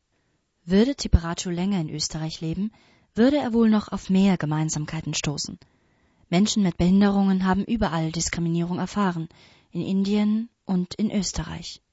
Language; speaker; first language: German; native; German